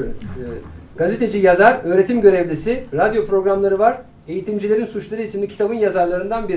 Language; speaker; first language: Turkish; native; Turkish